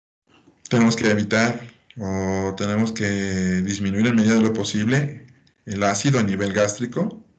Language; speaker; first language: Spanish; native; Spanish